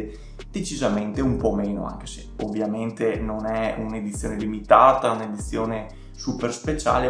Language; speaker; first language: Italian; native; Italian